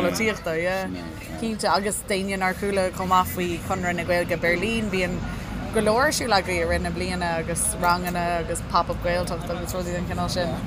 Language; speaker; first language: Irish; native; Irish